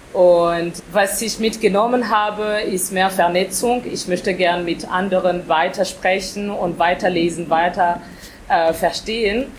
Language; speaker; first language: German; non-native, fluent; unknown